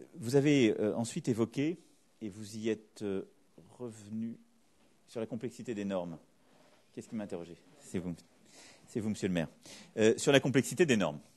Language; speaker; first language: French; native; French